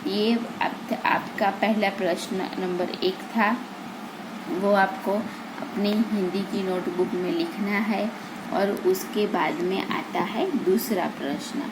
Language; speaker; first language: Hindi; non-native, local second language; Gujarati